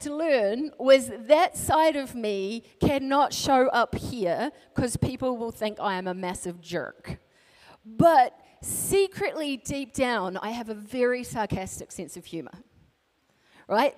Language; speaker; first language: English; native; English